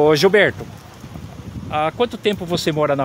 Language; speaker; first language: Portuguese; native; Portuguese